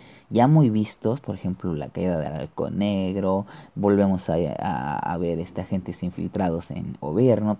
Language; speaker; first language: Spanish; native; Spanish